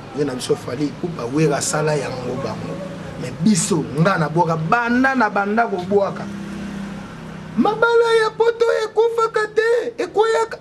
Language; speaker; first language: Lingala; native; Lingala